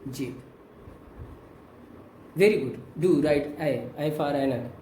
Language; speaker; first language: English; non-native, local second language; Hindi